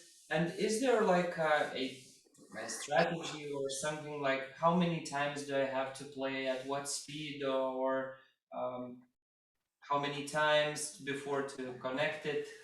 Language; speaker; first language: English; non-native, fluent; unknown